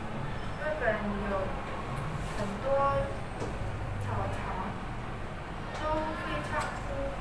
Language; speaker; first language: Chinese; non-native, learner; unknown